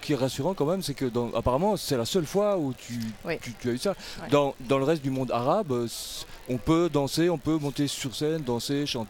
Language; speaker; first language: French; native; French